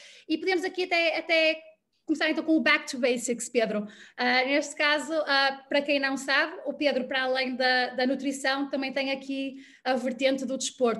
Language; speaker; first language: Portuguese; native; Portuguese